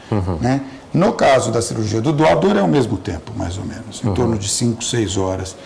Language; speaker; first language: Portuguese; native; Portuguese